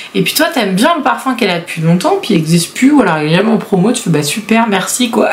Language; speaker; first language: French; native; French